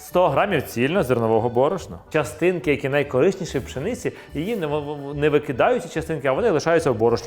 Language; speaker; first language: Ukrainian; native; Ukrainian